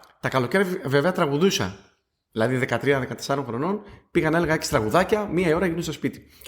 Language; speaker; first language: Greek; native; Greek